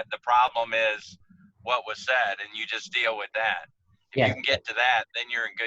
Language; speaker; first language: English; native; English